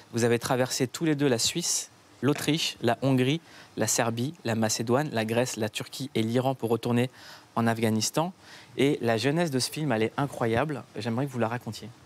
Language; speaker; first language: French; native; French